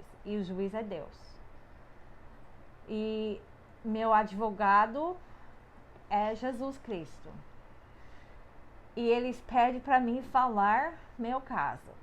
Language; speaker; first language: Portuguese; non-native, fluent; English